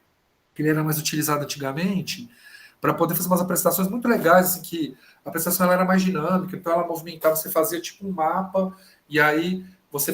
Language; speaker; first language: Portuguese; native; Portuguese